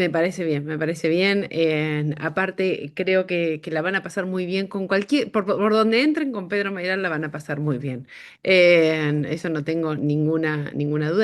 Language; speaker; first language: Spanish; native; Spanish